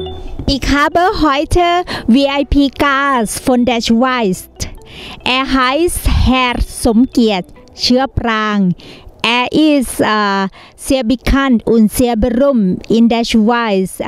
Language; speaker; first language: German; non-native, learner; Thai